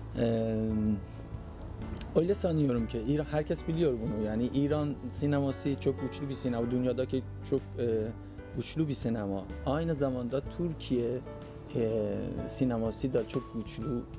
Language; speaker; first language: Turkish; non-native, fluent; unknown